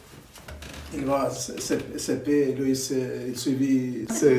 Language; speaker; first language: French; non-native, learner; Albanian